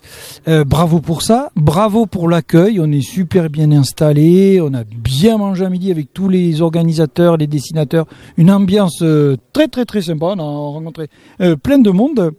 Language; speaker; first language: French; native; French